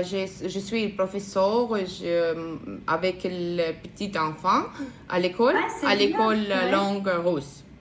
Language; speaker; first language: French; non-native, learner; Russian